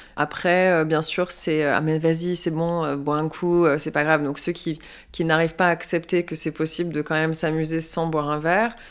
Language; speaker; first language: French; native; French